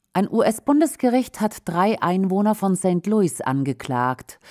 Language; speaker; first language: German; native; German